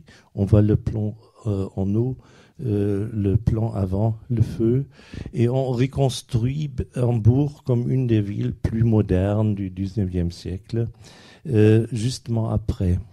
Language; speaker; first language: French; non-native, fluent; German